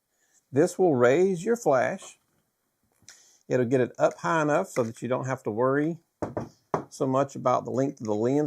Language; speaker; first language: English; native; English